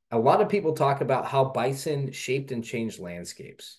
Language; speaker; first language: English; native; English